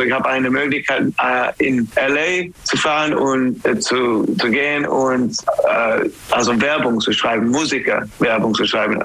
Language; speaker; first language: German; non-native, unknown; English